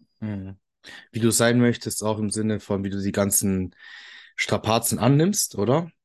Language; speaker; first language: German; early bilingual, other home language; Italian